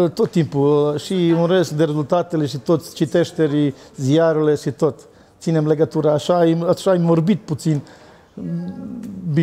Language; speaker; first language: Romanian; non-native, learner; Serbian